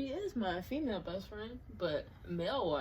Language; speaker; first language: English; native; English